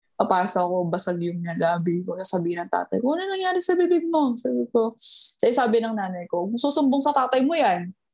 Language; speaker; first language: Filipino; early bilingual, heritage; Filipino